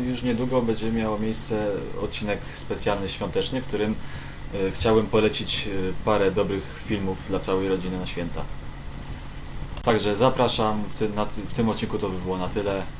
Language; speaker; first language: Polish; native; Polish